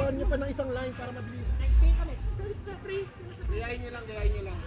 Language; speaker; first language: Filipino; native; Filipino